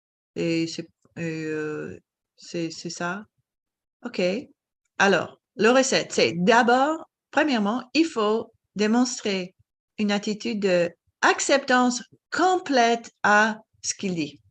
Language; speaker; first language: French; non-native, learner; English